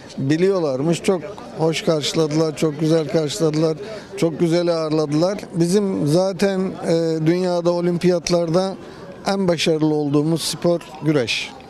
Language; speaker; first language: Turkish; native; Turkish